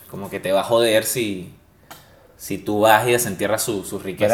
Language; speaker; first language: Spanish; native; Spanish